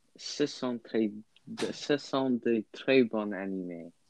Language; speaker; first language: French; non-native, learner; English